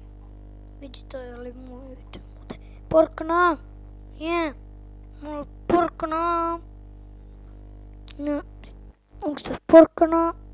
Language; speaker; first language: Finnish; native; Finnish